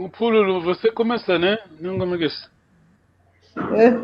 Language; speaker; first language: Portuguese; non-native, local second language; Kongo